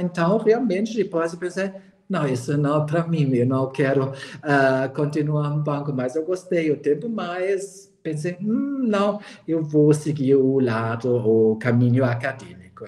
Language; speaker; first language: Portuguese; non-native, fluent; German